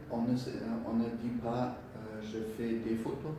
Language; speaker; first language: French; non-native, learner; English